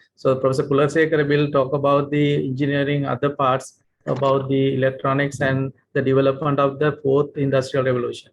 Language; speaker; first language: English; non-native, local second language; Sinhala